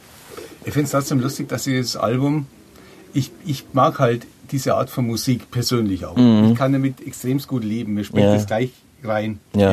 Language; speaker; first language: German; native; German